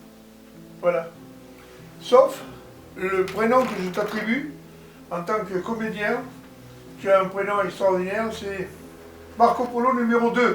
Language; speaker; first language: French; native; French